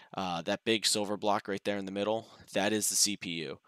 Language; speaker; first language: English; native; English